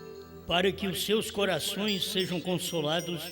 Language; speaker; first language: Portuguese; native; Portuguese